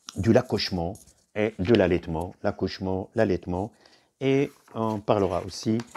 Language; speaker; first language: French; non-native, local second language; Arabic